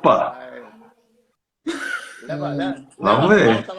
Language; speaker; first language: Portuguese; native; Portuguese